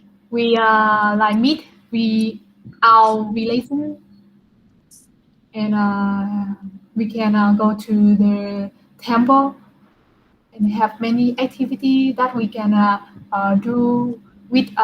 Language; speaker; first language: English; non-native, learner; Vietnamese